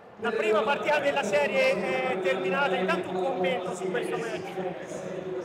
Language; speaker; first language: Italian; native; Italian